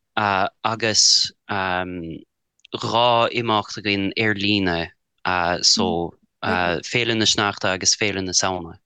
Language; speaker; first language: Irish; non-native, fluent; English